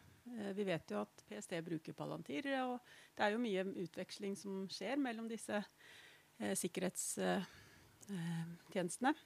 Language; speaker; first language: Norwegian; native; Norwegian